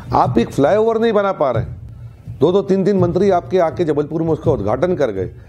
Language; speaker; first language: Hindi; native; Hindi